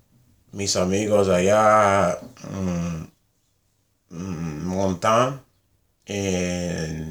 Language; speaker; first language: Spanish; non-native, learner; English